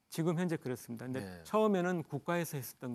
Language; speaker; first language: Korean; native; Korean